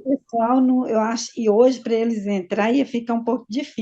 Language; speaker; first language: Portuguese; native; Portuguese